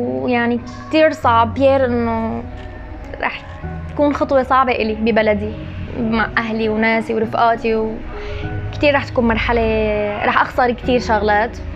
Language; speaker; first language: Arabic; native; Arabic